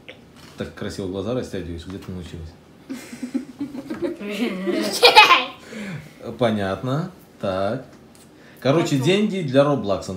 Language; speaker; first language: Russian; native; Russian